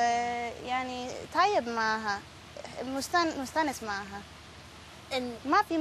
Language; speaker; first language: Arabic; non-native, learner; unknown